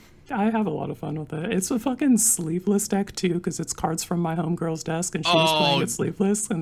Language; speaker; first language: English; native; English